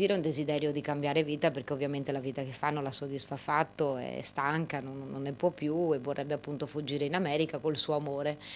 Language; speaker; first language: Italian; native; Italian